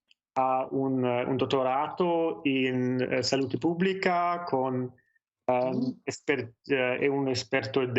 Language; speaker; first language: Italian; non-native, fluent; German